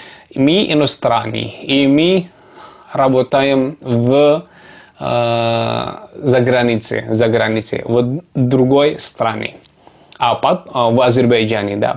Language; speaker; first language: Russian; non-native, learner; Javanese